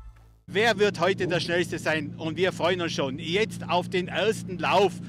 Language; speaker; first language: German; native; German